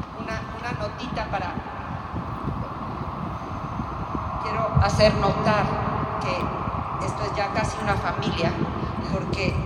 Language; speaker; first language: Spanish; native; Spanish